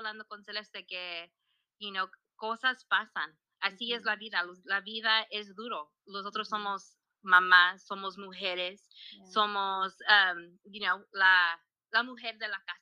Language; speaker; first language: Spanish; early bilingual, heritage; Spanish